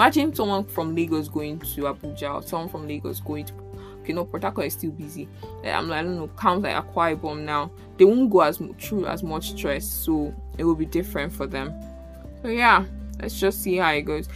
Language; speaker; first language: English; non-native, local second language; Yoruba